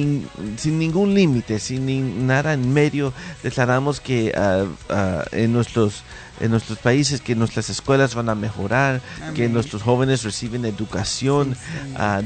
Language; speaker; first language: Spanish; early bilingual, heritage; Spanish